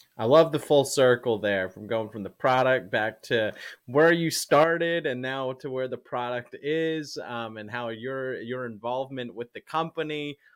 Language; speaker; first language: English; native; English